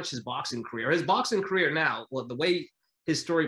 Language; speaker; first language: English; native; English